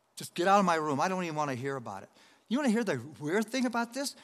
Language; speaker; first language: English; native; English